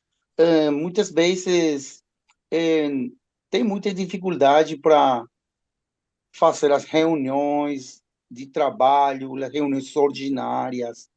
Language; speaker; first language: Portuguese; non-native, learner; Spanish